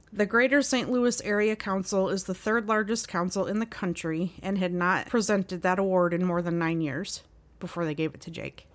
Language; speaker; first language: English; native; English